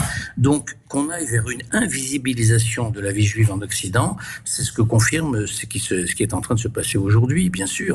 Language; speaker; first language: French; native; French